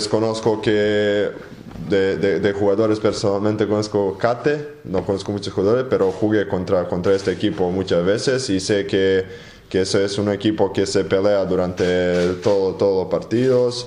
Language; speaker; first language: Spanish; non-native, fluent; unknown